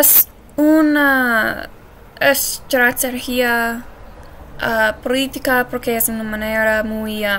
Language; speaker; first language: Spanish; non-native, learner; English